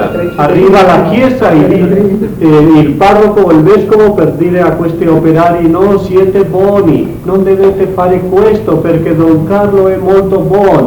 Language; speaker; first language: Italian; non-native, learner; Spanish